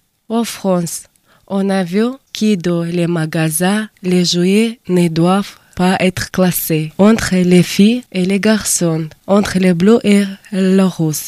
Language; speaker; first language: French; non-native, learner; Russian